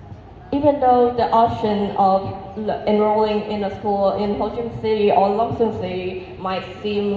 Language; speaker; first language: English; non-native, fluent; Vietnamese